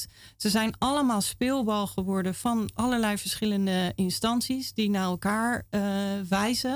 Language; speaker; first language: Dutch; native; Dutch